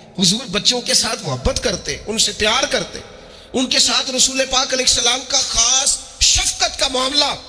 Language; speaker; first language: Urdu; non-native, local second language; Punjabi